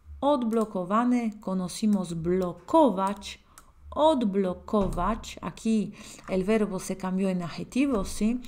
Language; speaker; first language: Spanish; non-native, fluent; Polish